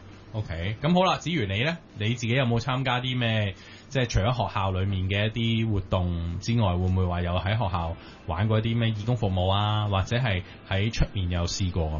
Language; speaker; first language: Cantonese; native; Cantonese